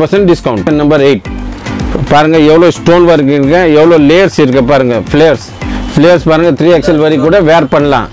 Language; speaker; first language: Tamil; non-native, local second language; Hindi